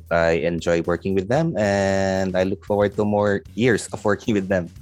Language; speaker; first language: English; non-native, local second language; Filipino